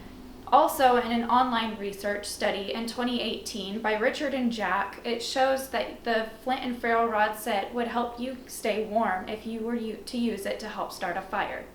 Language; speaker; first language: English; native; English